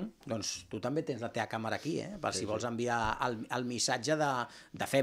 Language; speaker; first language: Catalan; native; Catalan